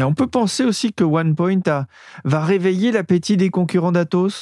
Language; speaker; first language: French; native; French